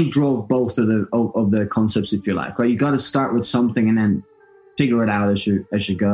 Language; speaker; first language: English; non-native, fluent; Norwegian